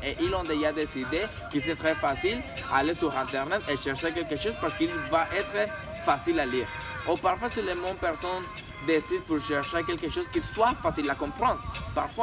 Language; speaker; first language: French; non-native, learner; Spanish